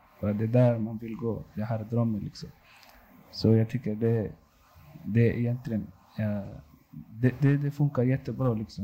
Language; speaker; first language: Swedish; non-native, local second language; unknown